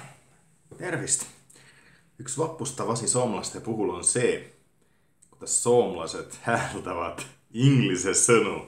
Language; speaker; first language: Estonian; non-native, fluent; Finnish